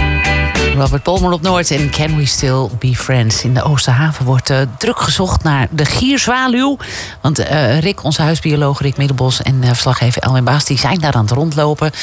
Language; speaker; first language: Dutch; native; Dutch